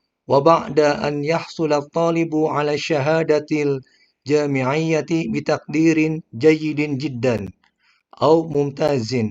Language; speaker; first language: Arabic; non-native, fluent; Indonesian